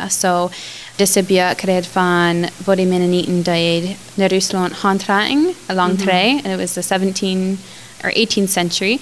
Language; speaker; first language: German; non-native, learner; Plautdietsch